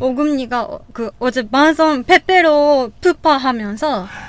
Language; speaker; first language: Korean; non-native, fluent; Japanese